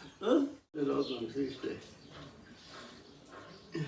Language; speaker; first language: German; native; German